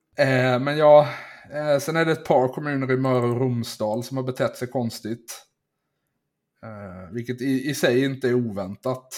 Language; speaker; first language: Swedish; native; Swedish